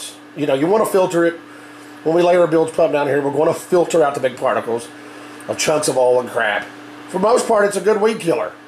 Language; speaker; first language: English; native; English